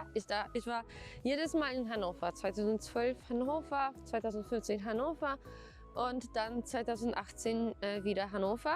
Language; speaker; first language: German; non-native, fluent; Polish